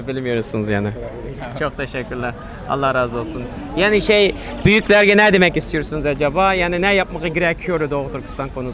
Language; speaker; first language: Turkish; non-native, fluent; Uyghur